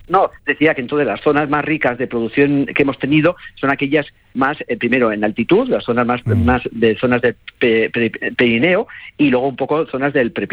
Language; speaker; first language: Spanish; native; Spanish